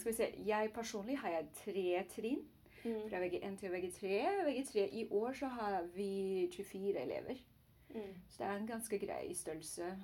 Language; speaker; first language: Norwegian; non-native, learner; Chinese